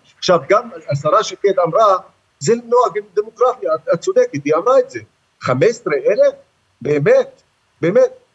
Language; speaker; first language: Hebrew; non-native, local second language; Arabic